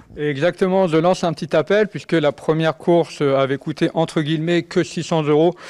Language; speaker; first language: French; native; French